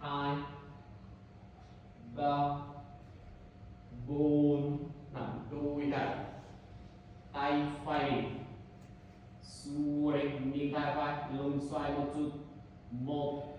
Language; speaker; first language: Vietnamese; non-native, learner; Indonesian